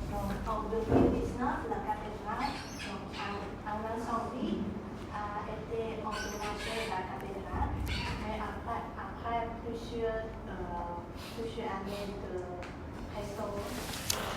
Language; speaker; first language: French; non-native, learner; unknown